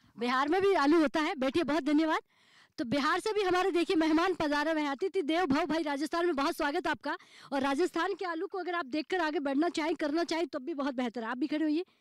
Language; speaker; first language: Hindi; native; Hindi